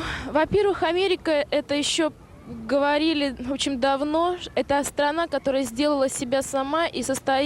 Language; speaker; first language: Russian; native; Russian